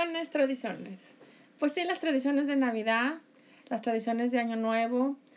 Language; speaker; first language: Spanish; native; Spanish